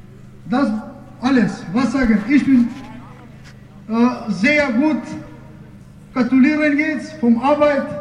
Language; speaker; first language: German; non-native, learner; Serbian